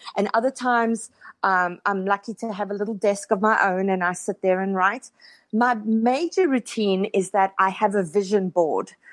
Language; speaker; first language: English; native; English